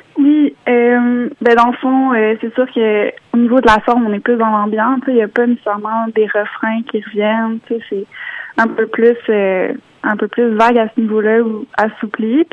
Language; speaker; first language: French; native; French